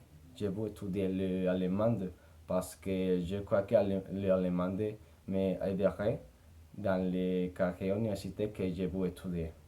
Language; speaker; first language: French; non-native, learner; Spanish